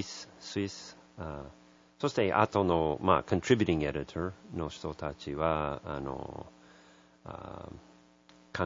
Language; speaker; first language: Japanese; non-native, learner; English